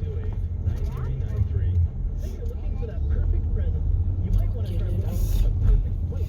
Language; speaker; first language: English; native; English